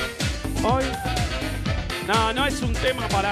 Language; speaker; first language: Spanish; native; Spanish